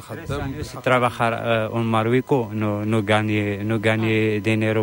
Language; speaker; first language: Spanish; non-native, learner; Arabic